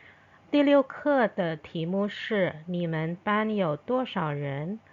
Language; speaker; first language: Chinese; non-native, fluent; Indonesian